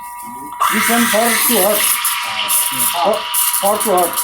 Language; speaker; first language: English; non-native, learner; Bangla